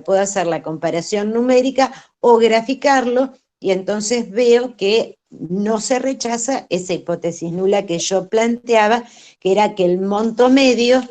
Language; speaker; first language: Spanish; native; Spanish